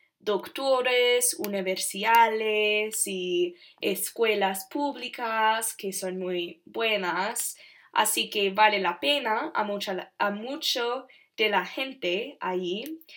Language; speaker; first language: Spanish; non-native, learner; English